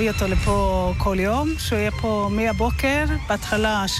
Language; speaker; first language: Hebrew; non-native, fluent; Norwegian